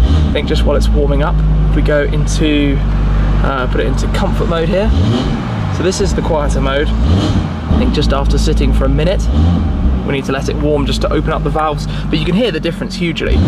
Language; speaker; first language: English; native; English